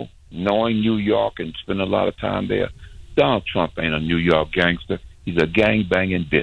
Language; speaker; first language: English; native; English